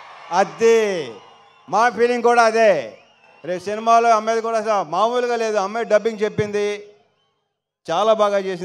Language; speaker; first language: Telugu; native; Telugu